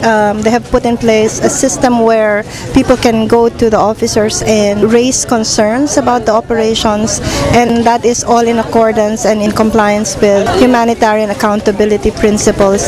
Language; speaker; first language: English; non-native, local second language; Filipino